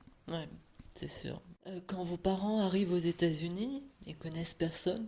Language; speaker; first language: French; native; French